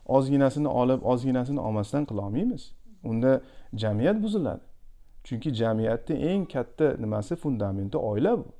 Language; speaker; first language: Uzbek; native; Uzbek